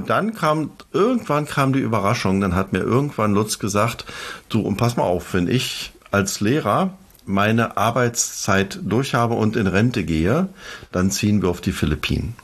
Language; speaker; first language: German; native; German